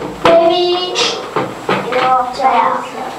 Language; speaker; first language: English; non-native, learner; Chinese